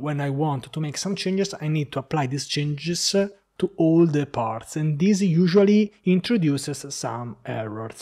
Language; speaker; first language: English; non-native, fluent; Italian